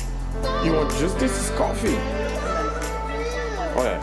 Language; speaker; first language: English; non-native, learner; Haitian Creole